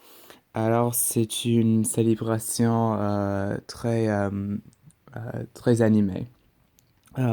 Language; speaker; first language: French; non-native, learner; English